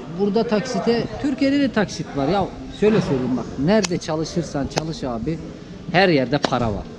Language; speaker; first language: Turkish; early bilingual, heritage; Turkish